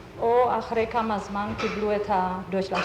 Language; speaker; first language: Hebrew; non-native, fluent; German